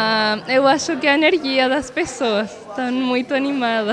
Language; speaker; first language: Portuguese; non-native, learner; Spanish